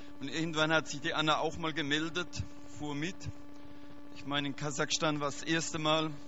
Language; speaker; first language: German; native; German